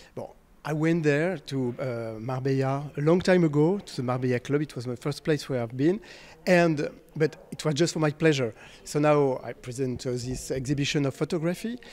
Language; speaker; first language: English; non-native, fluent; French